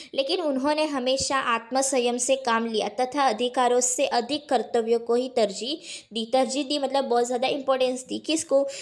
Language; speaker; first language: Hindi; non-native, local second language; Gujarati